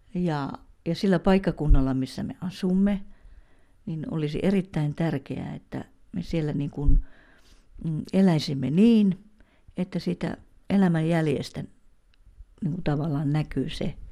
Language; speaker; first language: Finnish; native; Finnish